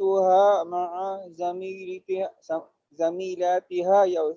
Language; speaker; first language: Arabic; non-native, learner; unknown